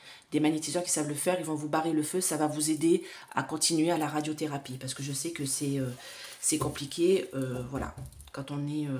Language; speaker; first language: French; native; French